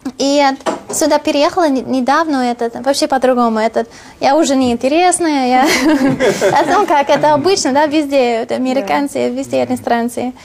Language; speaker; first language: Russian; non-native, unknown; English